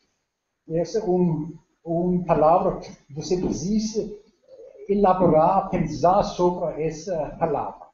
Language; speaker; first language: Portuguese; non-native, learner; Danish